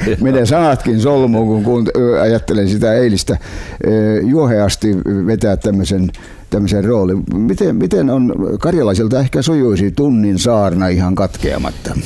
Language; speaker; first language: Finnish; native; Finnish